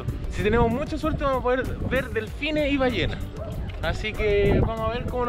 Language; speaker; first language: Spanish; native; Spanish